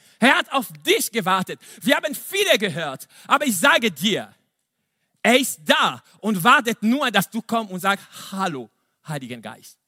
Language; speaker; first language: German; non-native, fluent; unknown